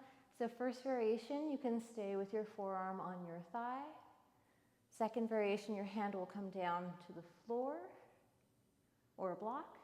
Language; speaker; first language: English; native; English